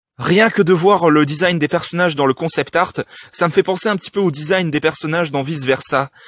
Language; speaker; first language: French; native; French